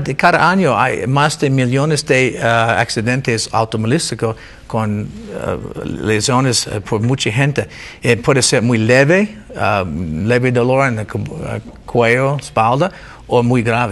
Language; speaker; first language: Spanish; non-native, learner; English